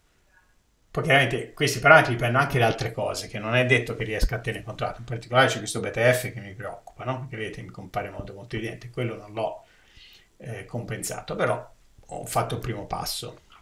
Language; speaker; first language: Italian; native; Italian